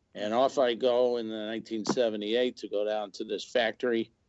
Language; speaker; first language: English; native; English